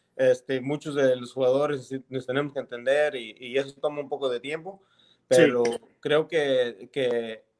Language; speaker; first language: Spanish; native; Spanish